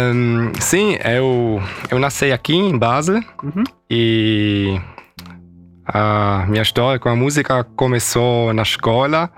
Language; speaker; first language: Portuguese; early bilingual, heritage; Portuguese